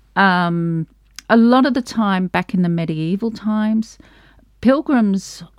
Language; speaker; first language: English; native; English